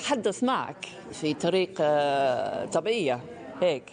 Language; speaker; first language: Arabic; non-native, fluent; English